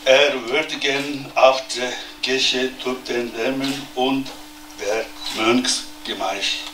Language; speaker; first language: German; non-native, learner; Tibetan